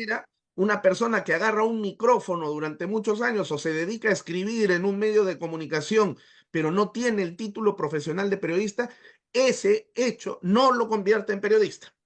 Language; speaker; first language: Spanish; native; Spanish